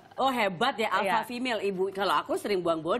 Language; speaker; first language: Indonesian; native; Indonesian